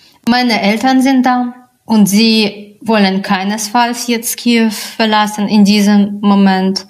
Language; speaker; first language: German; non-native, fluent; Russian